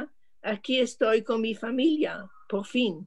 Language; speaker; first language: Spanish; non-native, fluent; French